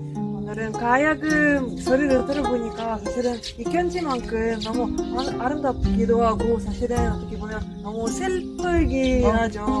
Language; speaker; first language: Korean; non-native, fluent; Russian